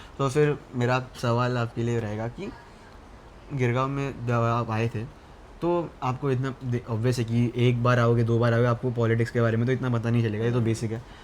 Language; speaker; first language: Hindi; non-native, local second language; Marathi